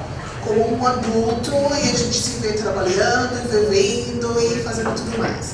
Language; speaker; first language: Portuguese; non-native, fluent; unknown